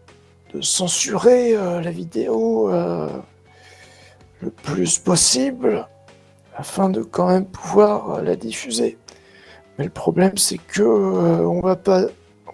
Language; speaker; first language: French; native; French